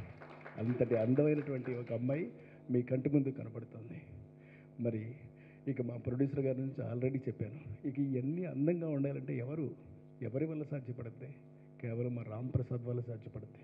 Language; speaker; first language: Telugu; native; Telugu